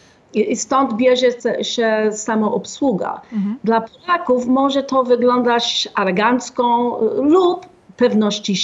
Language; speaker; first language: Polish; non-native, fluent; English